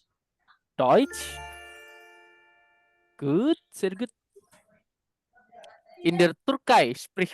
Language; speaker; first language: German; non-native, learner; Indonesian